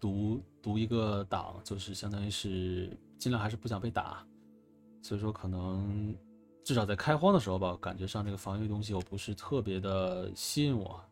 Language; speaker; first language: Chinese; native; Chinese